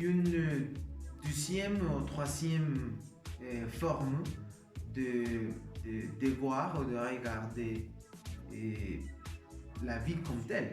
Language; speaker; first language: French; non-native, learner; Spanish